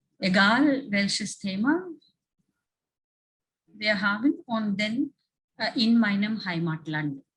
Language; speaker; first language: German; non-native, fluent; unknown